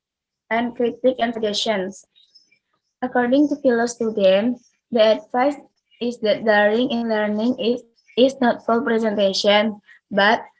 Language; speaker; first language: English; non-native, learner; Indonesian